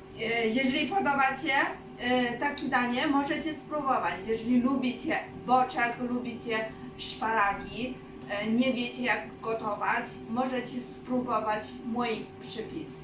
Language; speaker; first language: Polish; non-native, learner; Chinese